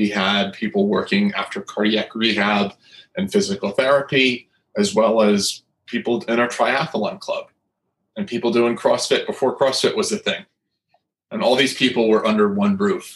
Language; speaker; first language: English; native; English